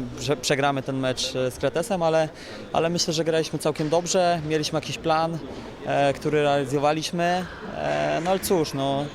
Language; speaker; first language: Polish; native; Polish